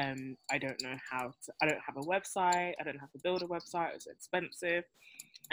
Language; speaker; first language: English; native; English